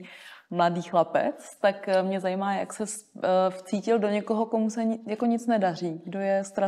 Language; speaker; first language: Czech; native; Czech